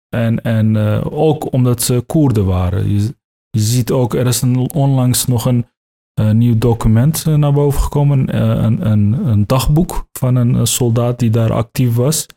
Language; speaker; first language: Dutch; early bilingual, other home language; Turkish